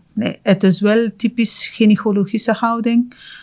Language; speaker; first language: Dutch; non-native, fluent; Persian